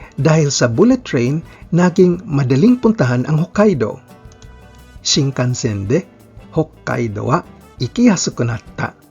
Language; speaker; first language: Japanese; non-native, fluent; Filipino